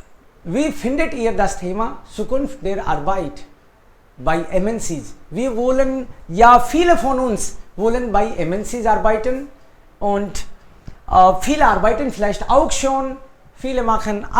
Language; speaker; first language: German; non-native, fluent; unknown